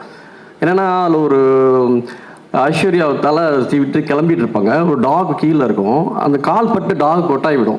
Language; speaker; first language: Tamil; native; Tamil